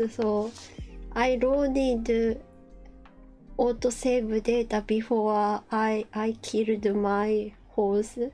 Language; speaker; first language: English; non-native, learner; Japanese